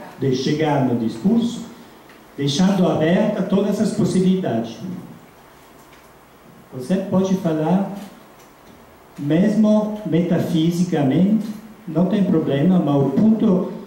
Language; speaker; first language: Portuguese; non-native, fluent; Italian